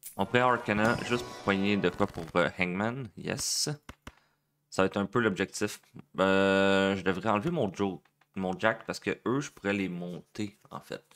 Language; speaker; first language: French; native; French